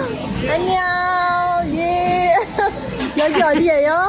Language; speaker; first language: Korean; non-native, learner; Persian